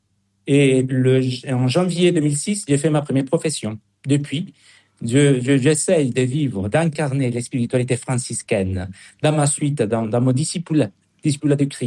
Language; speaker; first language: French; non-native, fluent; Spanish